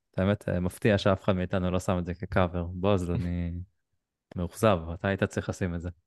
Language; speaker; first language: Hebrew; native; Hebrew